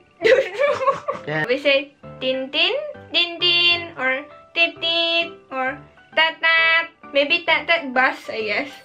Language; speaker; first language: English; non-native, learner; Indonesian